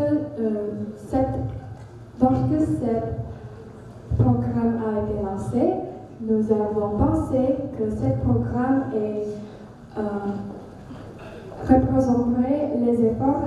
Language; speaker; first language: French; non-native, learner; Indonesian